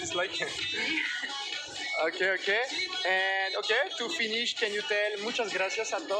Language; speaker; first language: English; non-native, learner; French